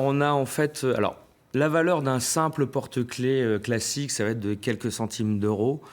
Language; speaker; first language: French; native; French